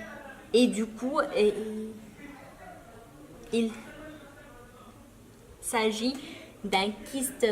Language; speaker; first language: French; early bilingual, other home language; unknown